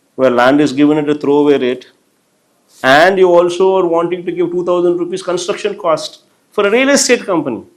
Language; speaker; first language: English; non-native, local second language; Telugu